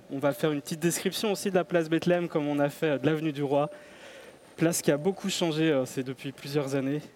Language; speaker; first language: French; native; French